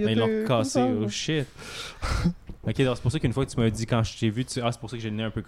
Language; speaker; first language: French; native; French